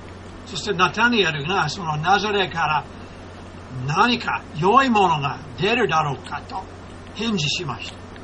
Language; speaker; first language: Japanese; non-native, fluent; English